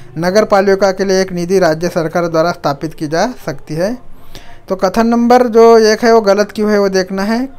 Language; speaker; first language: Hindi; non-native, local second language; Marathi